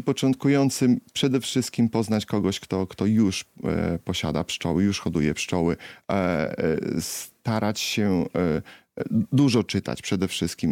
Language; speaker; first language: Polish; native; Polish